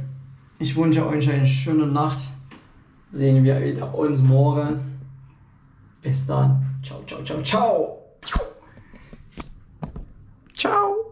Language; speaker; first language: German; non-native, fluent; Arabic